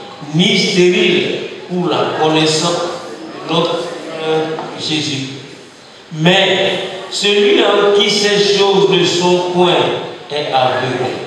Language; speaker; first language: French; non-native, local second language; Ewe